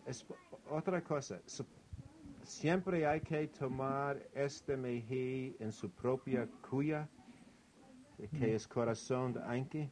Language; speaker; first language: Spanish; non-native, fluent; English